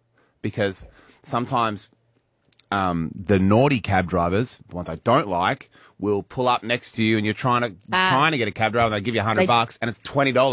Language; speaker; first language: English; native; English